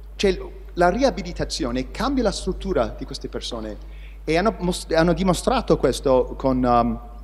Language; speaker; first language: Italian; non-native, fluent; English